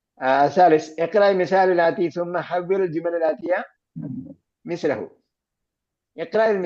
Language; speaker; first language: Arabic; non-native, fluent; Malayalam